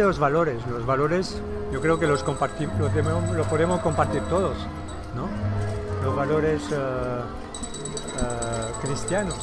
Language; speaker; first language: Spanish; non-native, fluent; French